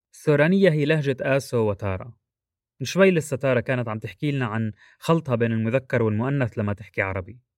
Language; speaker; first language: Arabic; native; Arabic